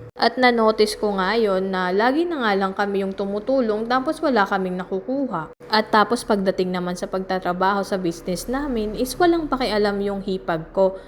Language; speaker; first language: Filipino; native; Filipino